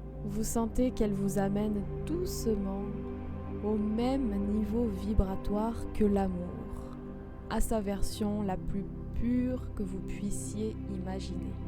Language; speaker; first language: French; native; French